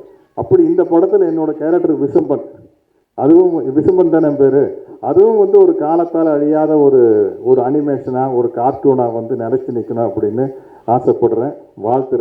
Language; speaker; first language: Tamil; native; Tamil